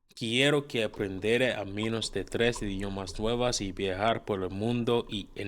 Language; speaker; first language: Spanish; non-native, learner; English